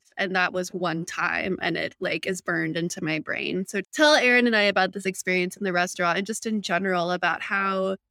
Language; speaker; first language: English; native; English